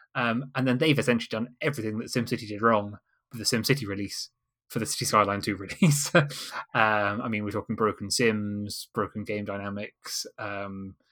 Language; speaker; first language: English; native; English